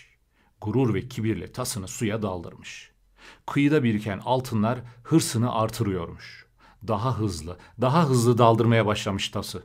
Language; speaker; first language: Turkish; native; Turkish